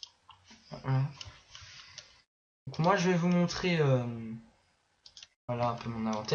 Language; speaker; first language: French; native; French